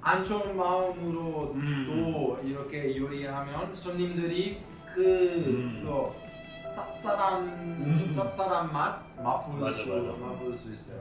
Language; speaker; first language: Korean; non-native, learner; Italian